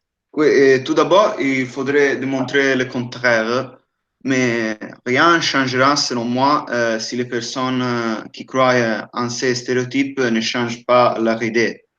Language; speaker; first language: French; non-native, fluent; Italian